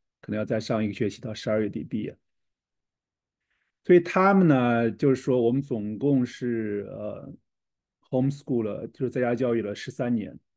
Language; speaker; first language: Chinese; native; Chinese